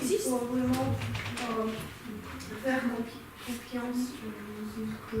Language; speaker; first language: French; non-native, learner; Ukrainian